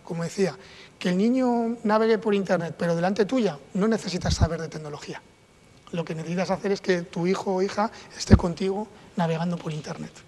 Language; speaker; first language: Spanish; native; Spanish